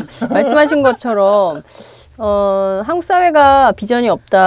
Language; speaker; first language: Korean; native; Korean